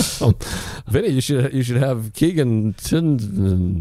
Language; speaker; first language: English; native; English